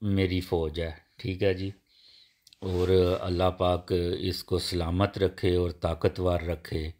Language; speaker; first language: Urdu; non-native, local second language; Punjabi